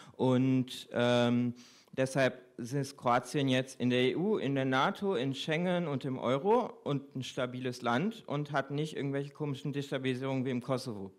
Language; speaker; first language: German; early bilingual, other home language; Croatian